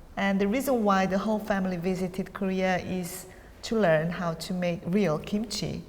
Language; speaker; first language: English; non-native, learner; Korean